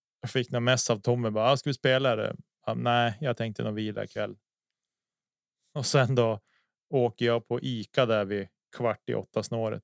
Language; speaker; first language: Swedish; native; Swedish